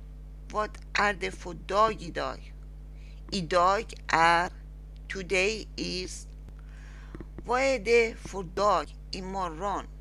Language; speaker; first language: Swedish; non-native, learner; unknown